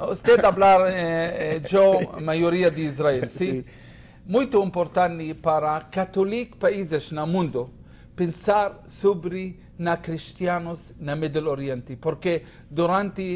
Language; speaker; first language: Spanish; non-native, learner; Hebrew